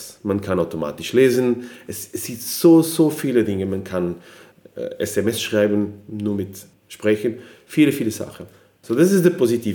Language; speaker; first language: German; non-native, fluent; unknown